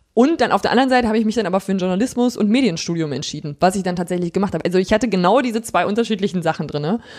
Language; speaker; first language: German; native; German